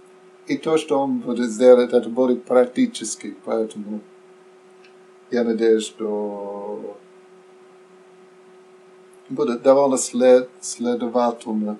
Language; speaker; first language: Russian; non-native, fluent; English